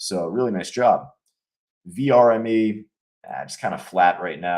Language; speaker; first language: English; native; English